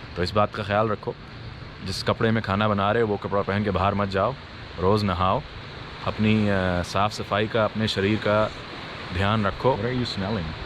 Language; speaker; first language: Hindi; native; Hindi